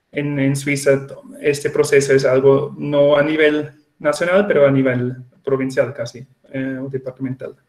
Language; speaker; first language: Spanish; non-native, fluent; Swiss German